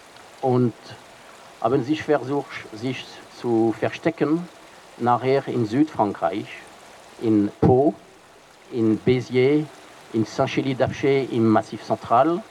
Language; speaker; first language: German; non-native, fluent; French